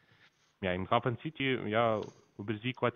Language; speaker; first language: German; non-native, learner; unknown